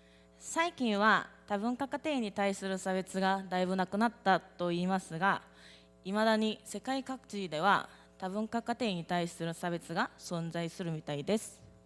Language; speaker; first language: Japanese; non-native, learner; Korean